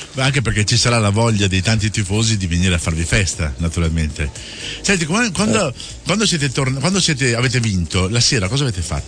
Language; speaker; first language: Italian; native; Italian